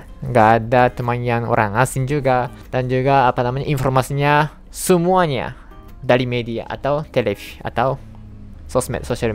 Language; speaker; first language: Indonesian; non-native, fluent; Japanese